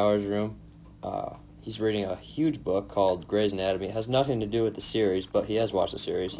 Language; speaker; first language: English; native; English